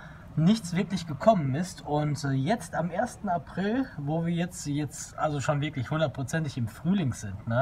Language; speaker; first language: German; native; German